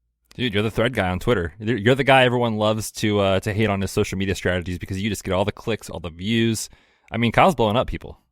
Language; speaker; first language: English; native; English